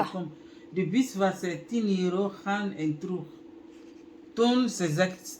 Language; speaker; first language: Dutch; non-native, learner; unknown